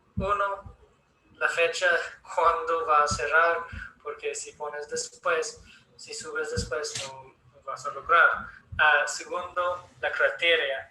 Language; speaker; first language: Spanish; non-native, learner; English